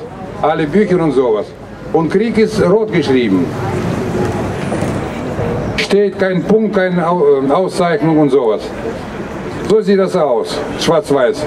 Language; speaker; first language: German; non-native, fluent; Russian